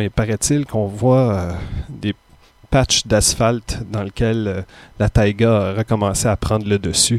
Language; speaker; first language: French; native; French